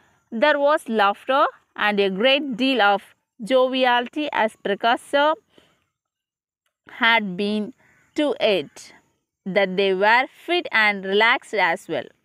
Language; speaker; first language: English; non-native, local second language; Tamil